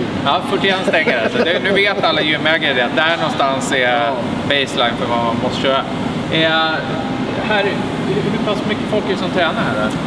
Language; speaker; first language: Swedish; native; Swedish